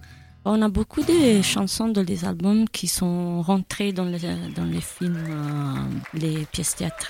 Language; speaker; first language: French; non-native, learner; Italian